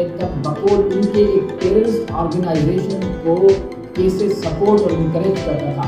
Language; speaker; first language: Urdu; native; Urdu